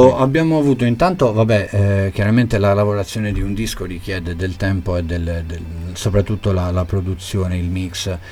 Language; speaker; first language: Italian; non-native, fluent; Albanian